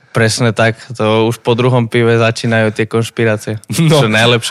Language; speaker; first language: Slovak; native; Slovak